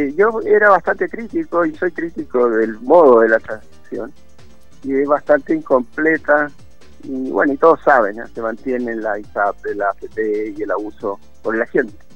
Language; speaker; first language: Spanish; native; Spanish